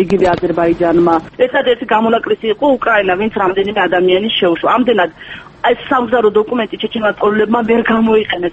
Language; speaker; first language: Georgian; non-native, local second language; Chechen